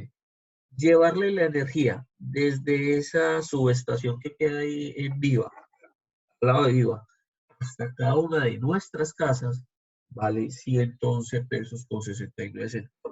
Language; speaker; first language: Spanish; native; Spanish